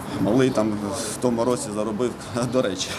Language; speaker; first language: Ukrainian; native; Ukrainian